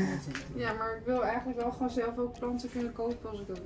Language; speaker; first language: Dutch; native; Dutch